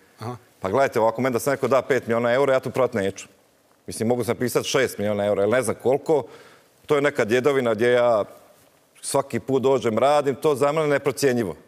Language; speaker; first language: Croatian; native; Croatian